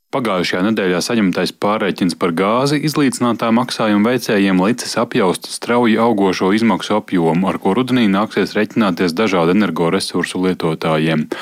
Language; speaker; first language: Latvian; native; Latvian